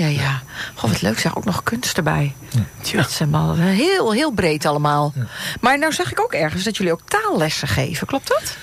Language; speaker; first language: Dutch; native; Dutch